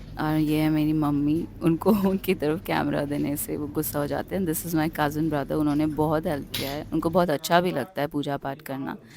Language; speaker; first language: Hindi; non-native, local second language; Bangla